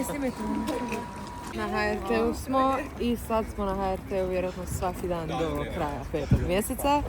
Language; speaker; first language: Croatian; native; Croatian